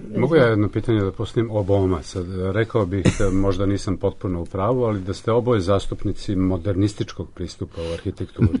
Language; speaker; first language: Serbian; native; Serbian